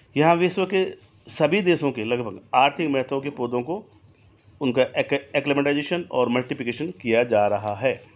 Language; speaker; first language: Hindi; native; Hindi